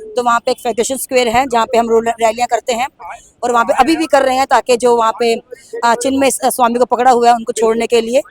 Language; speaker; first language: Hindi; native; Hindi